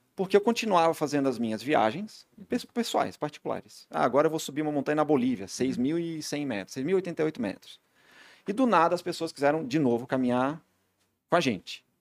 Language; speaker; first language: Portuguese; native; Portuguese